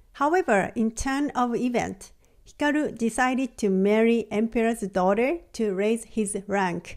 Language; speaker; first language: English; non-native, fluent; Japanese